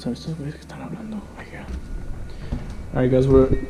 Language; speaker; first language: Spanish; early bilingual, other home language; English